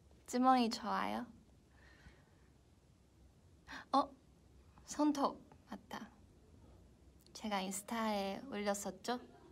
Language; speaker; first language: Korean; non-native, fluent; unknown